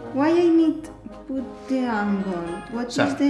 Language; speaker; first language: English; non-native, learner; Spanish